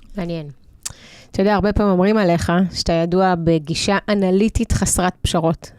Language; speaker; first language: Hebrew; early bilingual, other home language; Russian